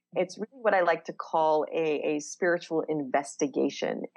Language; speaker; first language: English; non-native, fluent; Hebrew